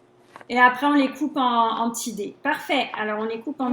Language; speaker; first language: French; native; French